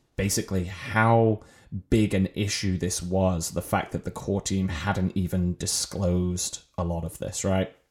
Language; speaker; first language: English; native; English